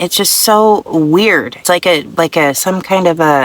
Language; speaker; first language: English; native; English